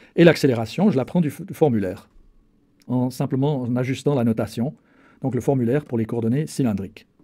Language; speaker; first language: French; native; French